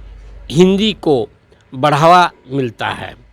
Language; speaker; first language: Hindi; non-native, local second language; Marathi